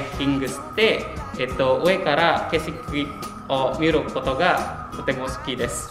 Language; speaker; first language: Japanese; non-native, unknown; Indonesian